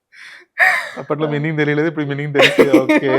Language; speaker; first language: Telugu; native; Telugu